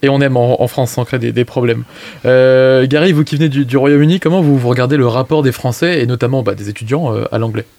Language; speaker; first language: French; native; French